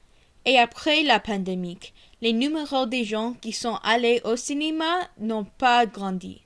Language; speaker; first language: French; non-native, learner; English